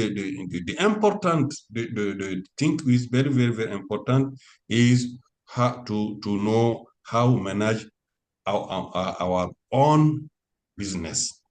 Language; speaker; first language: English; non-native, learner; French